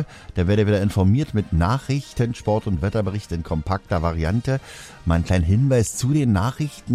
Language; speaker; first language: German; native; German